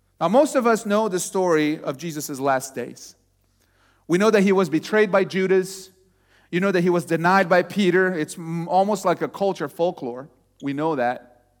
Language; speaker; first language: English; non-native, fluent; Portuguese